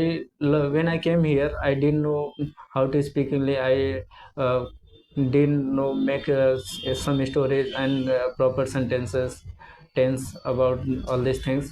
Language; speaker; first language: English; non-native, learner; Hindi